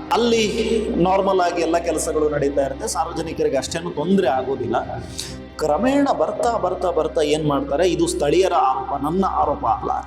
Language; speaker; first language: Kannada; non-native, local second language; Tulu